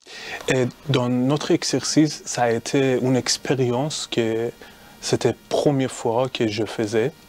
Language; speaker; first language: French; non-native, learner; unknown